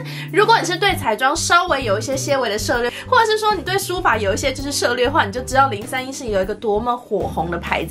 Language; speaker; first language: Chinese; native; Chinese